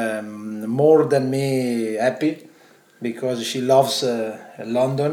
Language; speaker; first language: English; non-native, learner; Italian